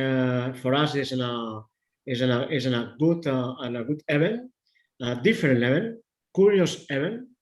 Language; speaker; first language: English; non-native, learner; Spanish